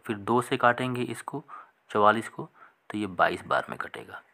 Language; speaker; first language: Hindi; native; Hindi